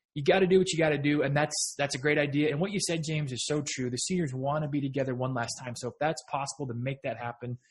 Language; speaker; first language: English; native; English